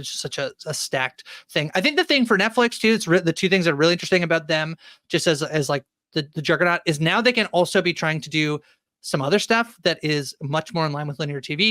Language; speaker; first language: English; native; English